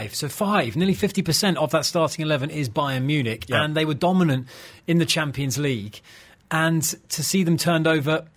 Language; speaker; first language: English; native; English